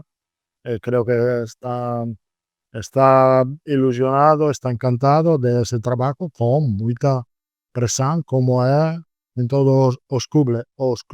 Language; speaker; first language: Portuguese; non-native, learner; Italian